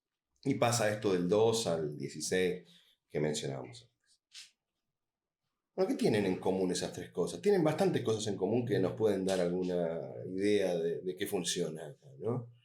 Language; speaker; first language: Spanish; native; Spanish